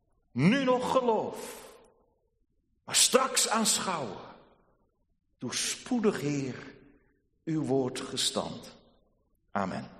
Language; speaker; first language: Dutch; native; Dutch